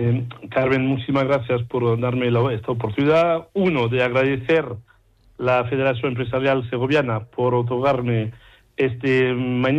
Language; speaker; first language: Spanish; non-native, fluent; French